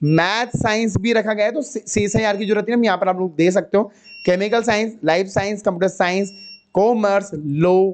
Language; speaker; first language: Hindi; native; Hindi